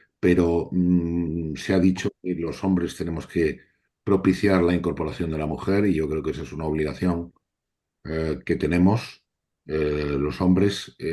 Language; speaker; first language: Spanish; native; Spanish